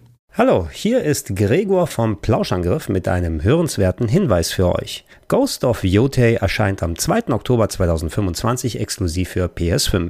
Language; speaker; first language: German; native; German